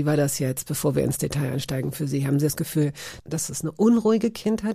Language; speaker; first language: German; native; German